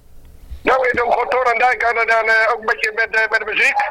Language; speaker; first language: Dutch; native; Dutch